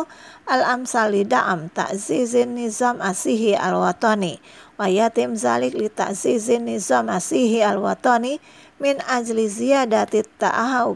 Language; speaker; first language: Arabic; non-native, fluent; Indonesian